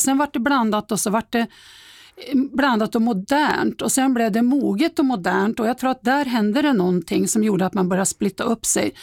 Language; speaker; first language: Swedish; native; Swedish